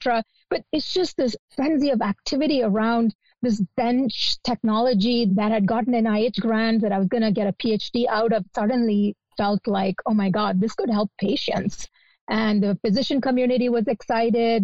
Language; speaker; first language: English; non-native, local second language; Malayalam